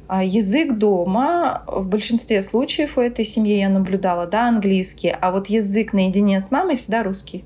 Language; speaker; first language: Russian; non-native, local second language; Tatar